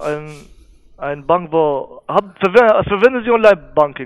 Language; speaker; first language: German; non-native, learner; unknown